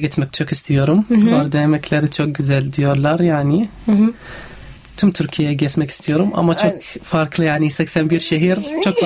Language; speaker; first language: Turkish; non-native, learner; Arabic